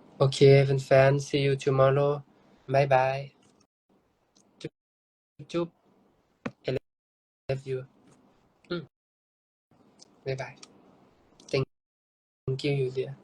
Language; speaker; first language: English; non-native, learner; Thai